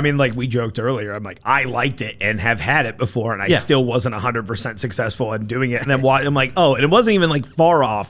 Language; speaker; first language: English; native; English